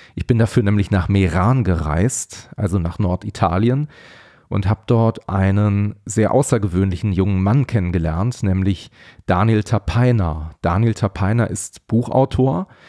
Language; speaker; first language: German; native; German